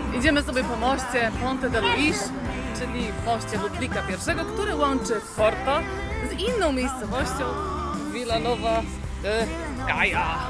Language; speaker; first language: Polish; native; Polish